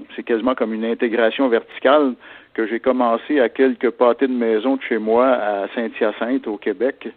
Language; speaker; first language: French; native; French